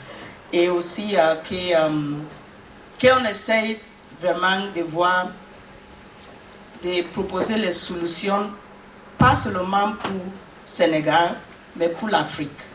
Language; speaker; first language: French; non-native, learner; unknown